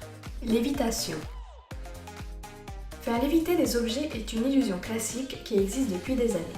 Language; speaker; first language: French; native; French